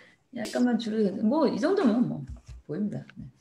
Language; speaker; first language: Korean; native; Korean